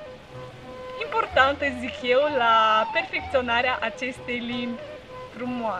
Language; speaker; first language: Romanian; non-native, local second language; Russian